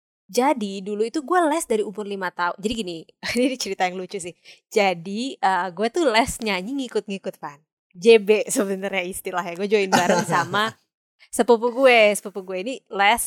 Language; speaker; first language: Indonesian; early bilingual, heritage; Indonesian